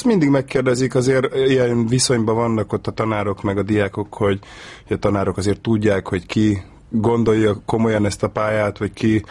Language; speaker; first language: Hungarian; native; Hungarian